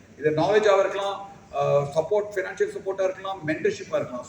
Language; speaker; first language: English; non-native, local second language; Tamil